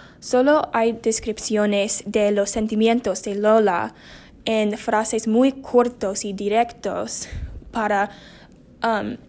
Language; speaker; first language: Spanish; non-native, learner; English